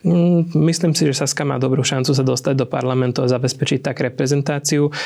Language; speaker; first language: Slovak; non-native, local second language; Hungarian